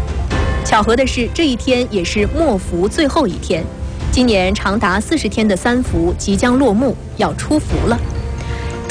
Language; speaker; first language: Chinese; native; Chinese